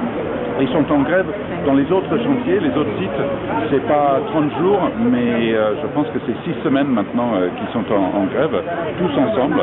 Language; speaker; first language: French; non-native, fluent; English